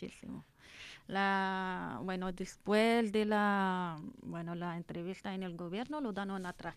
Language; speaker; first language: Spanish; non-native, learner; Arabic